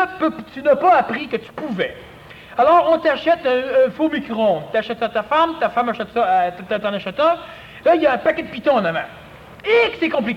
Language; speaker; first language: French; native; French